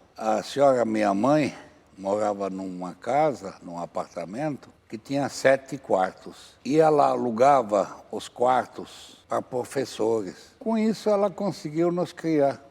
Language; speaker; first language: Portuguese; non-native, fluent; Arabic